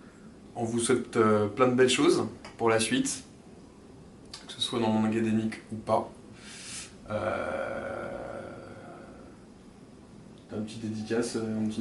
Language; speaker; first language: French; native; French